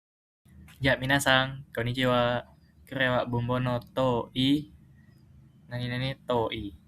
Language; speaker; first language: Japanese; non-native, learner; Indonesian